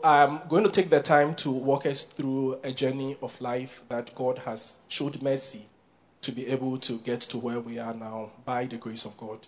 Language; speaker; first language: English; non-native, local second language; Akan